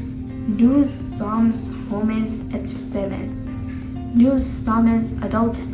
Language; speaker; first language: French; non-native, learner; English